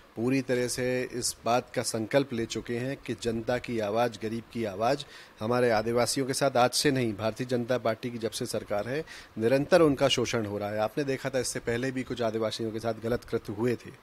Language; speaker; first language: Hindi; native; Hindi